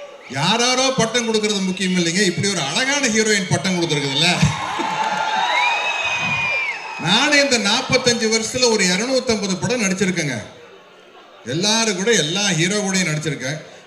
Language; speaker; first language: Tamil; native; Tamil